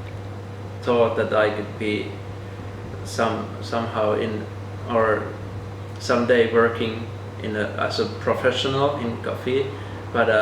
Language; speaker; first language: English; non-native, fluent; Finnish